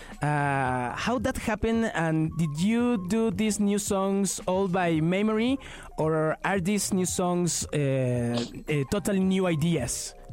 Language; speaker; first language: English; non-native, fluent; Spanish